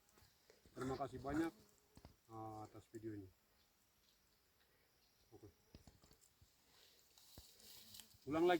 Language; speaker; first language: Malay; non-native, local second language; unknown